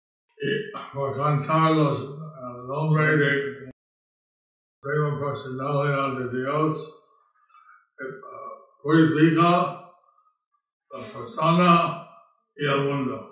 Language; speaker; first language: Spanish; non-native, learner; English